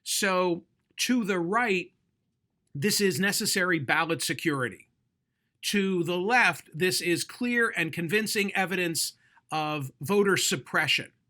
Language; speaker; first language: English; native; English